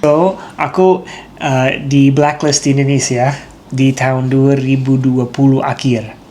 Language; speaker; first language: Indonesian; non-native, fluent; English